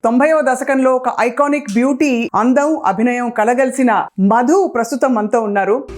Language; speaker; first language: Telugu; native; Telugu